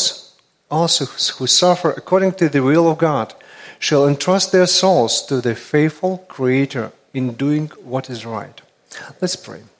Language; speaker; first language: English; non-native, fluent; Russian